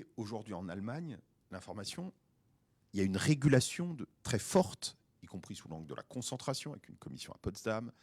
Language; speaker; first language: French; native; French